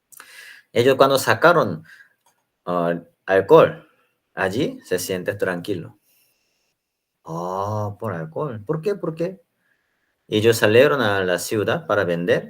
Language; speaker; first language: Spanish; non-native, learner; Korean